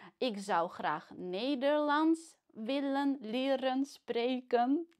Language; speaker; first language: Dutch; non-native, fluent; Russian